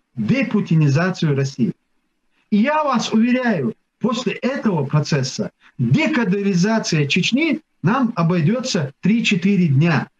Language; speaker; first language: Russian; non-native, local second language; Chechen